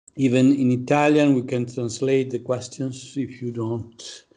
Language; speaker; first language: English; non-native, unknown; Italian